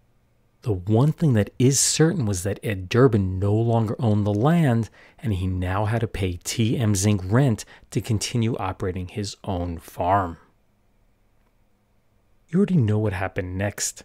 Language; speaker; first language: English; native; English